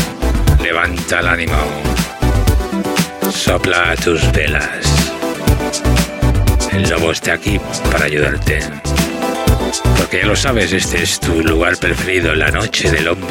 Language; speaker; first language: Spanish; native; Spanish